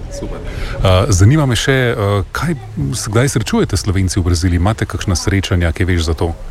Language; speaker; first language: Slovenian; native; Slovenian